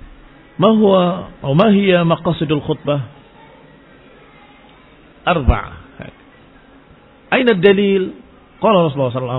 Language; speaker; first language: Arabic; non-native, fluent; Indonesian